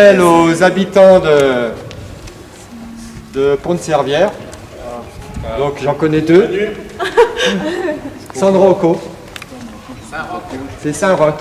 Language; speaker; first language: French; native; French